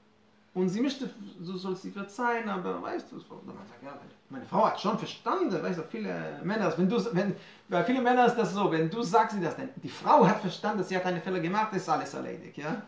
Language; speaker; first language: German; non-native, fluent; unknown